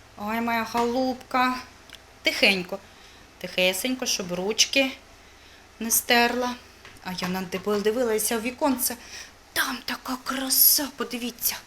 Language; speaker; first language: Ukrainian; non-native, local second language; Russian